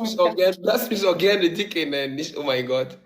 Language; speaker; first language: German; native; German